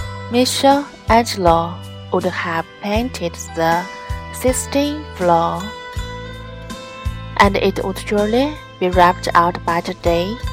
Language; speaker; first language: English; non-native, learner; Chinese